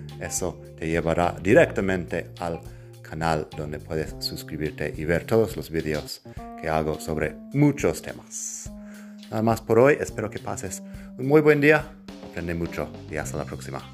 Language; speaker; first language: Spanish; non-native, fluent; English